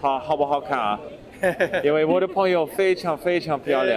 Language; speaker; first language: Chinese; non-native, learner; English